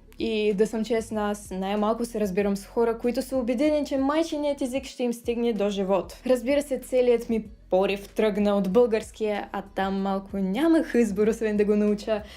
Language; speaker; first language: Bulgarian; early bilingual, other home language; Russian